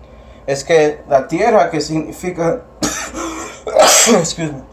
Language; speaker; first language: Spanish; non-native, fluent; English